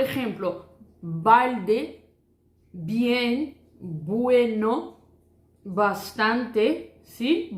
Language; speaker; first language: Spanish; non-native, fluent; Portuguese